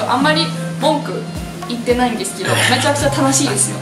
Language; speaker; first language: Japanese; non-native, fluent; English